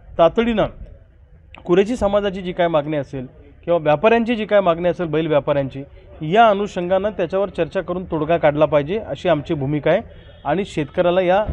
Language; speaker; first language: Marathi; native; Marathi